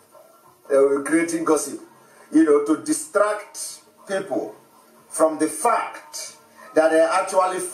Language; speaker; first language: English; non-native, local second language; Igbo